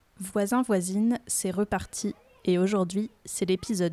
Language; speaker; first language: French; native; French